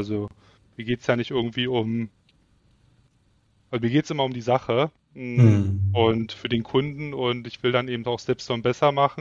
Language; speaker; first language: German; native; German